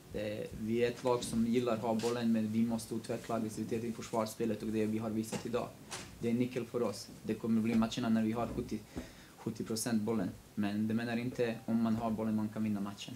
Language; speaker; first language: Swedish; non-native, local second language; Kurdish